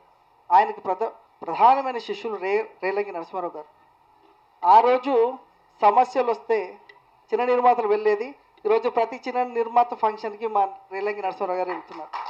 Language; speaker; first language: Telugu; native; Telugu